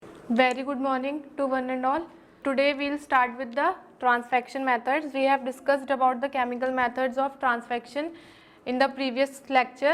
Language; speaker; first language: English; non-native, local second language; Hindi